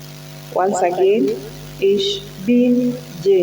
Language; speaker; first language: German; non-native, learner; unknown